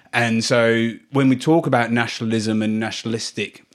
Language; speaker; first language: English; native; English